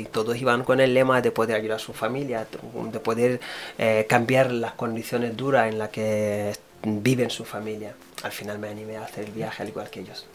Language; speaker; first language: Spanish; non-native, fluent; Wolof